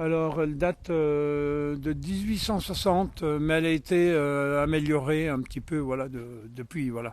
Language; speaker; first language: French; native; French